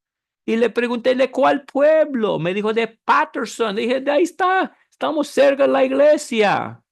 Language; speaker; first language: Spanish; non-native, fluent; English